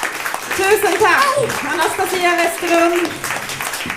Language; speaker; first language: Swedish; native; Swedish